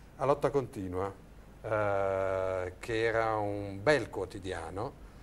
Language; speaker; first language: Italian; early bilingual, other home language; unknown